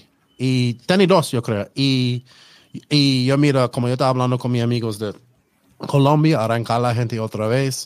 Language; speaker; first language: Spanish; non-native, learner; English